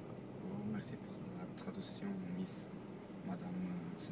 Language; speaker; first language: French; non-native, learner; Portuguese